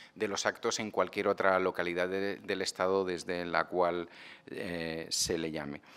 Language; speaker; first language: Spanish; non-native, local second language; Catalan